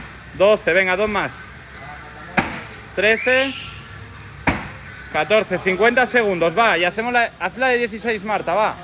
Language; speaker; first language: Spanish; non-native, local second language; Catalan